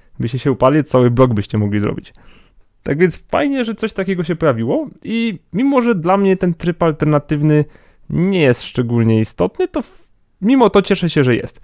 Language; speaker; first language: Polish; native; Polish